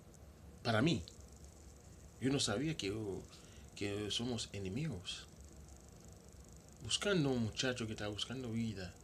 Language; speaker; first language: Spanish; non-native, local second language; Haitian Creole